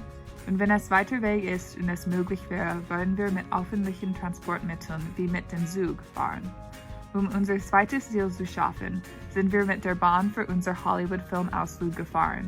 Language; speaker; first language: German; non-native, learner; English